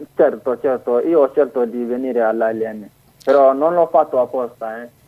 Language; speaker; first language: Italian; non-native, learner; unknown